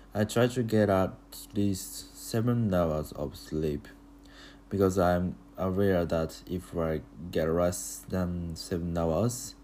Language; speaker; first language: English; non-native, learner; Japanese